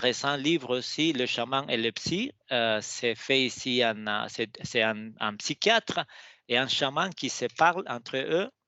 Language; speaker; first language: French; non-native, fluent; Spanish